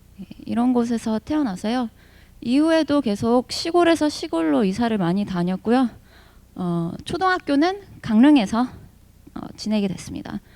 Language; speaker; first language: Korean; early bilingual, heritage; Korean